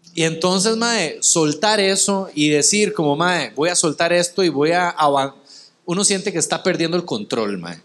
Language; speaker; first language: Spanish; native; Spanish